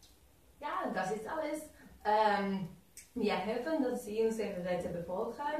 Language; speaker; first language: German; non-native, learner; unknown